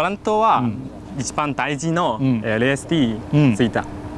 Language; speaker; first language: Japanese; non-native, learner; Chinese